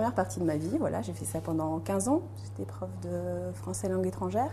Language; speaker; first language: French; native; French